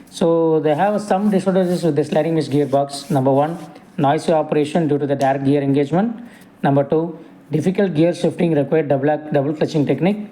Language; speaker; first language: English; non-native, local second language; Tamil